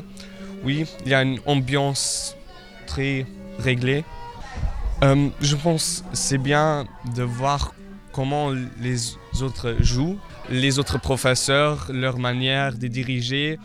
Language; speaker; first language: French; non-native, local second language; Luxembourgish